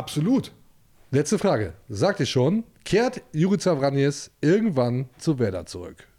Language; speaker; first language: German; native; German